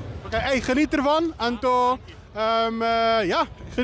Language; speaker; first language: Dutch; non-native, local second language; Papiamento